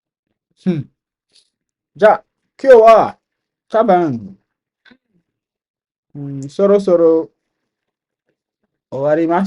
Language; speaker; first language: Japanese; non-native, learner; English